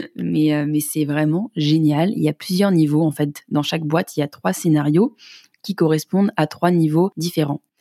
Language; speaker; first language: French; native; French